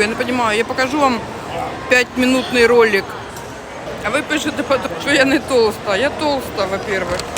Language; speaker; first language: Russian; non-native, local second language; Ukrainian